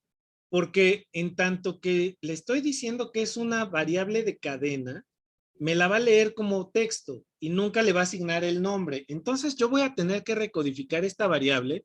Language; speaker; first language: Spanish; native; Spanish